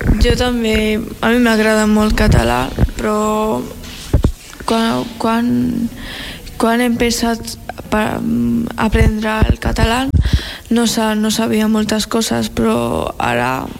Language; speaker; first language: Catalan; early bilingual, other home language; Georgian